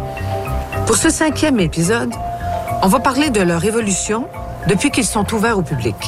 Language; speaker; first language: French; native; French